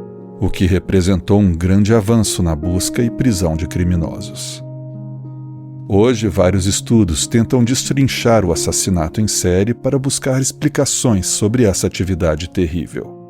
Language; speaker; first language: Portuguese; native; Portuguese